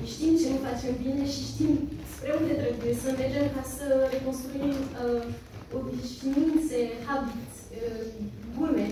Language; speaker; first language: Romanian; early bilingual, heritage; French